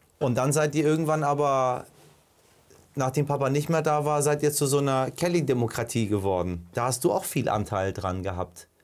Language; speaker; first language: German; native; German